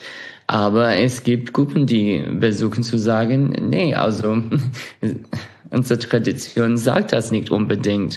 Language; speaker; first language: German; non-native, fluent; English